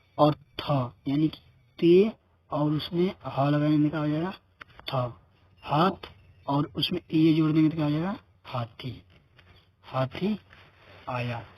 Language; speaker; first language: Hindi; native; Hindi